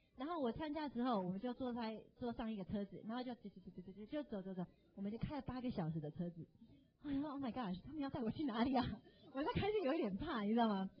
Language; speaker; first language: Chinese; non-native, fluent; English